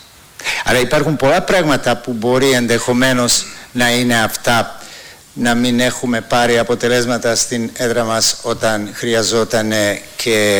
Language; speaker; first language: Greek; non-native, fluent; Serbian